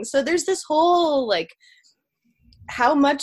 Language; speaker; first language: English; native; English